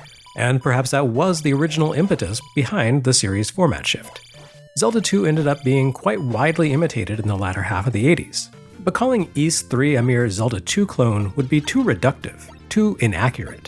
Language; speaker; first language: English; native; English